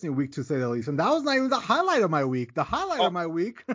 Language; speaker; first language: English; early bilingual, other home language; Urdu